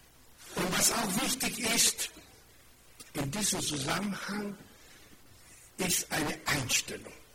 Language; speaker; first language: German; non-native, fluent; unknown